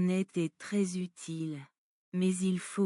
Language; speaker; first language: French; non-native, learner; Bangla